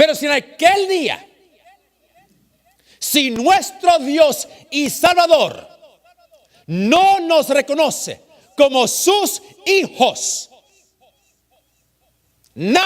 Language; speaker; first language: Spanish; early bilingual, heritage; English